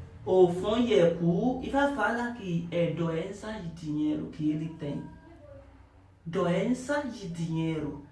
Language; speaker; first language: Portuguese; non-native, learner; Yoruba